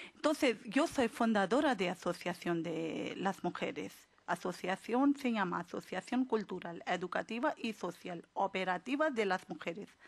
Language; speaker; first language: Spanish; non-native, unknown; Urdu